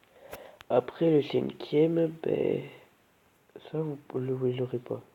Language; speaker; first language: French; native; French